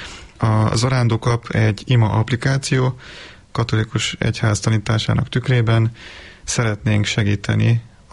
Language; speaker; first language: Hungarian; native; Hungarian